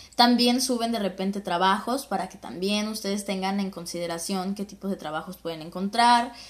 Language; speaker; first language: Spanish; native; Spanish